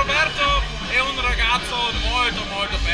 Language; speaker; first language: Italian; non-native, learner; German